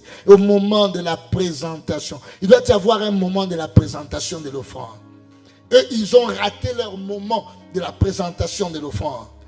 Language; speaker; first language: French; non-native, local second language; Lingala